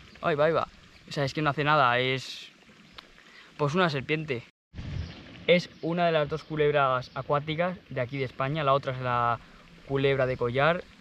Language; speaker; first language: Spanish; native; Spanish